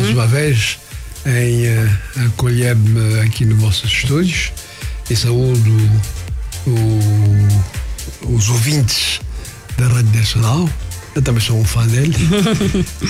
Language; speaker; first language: Portuguese; non-native, local second language; Kongo